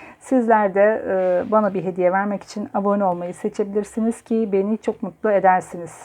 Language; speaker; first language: Turkish; native; Turkish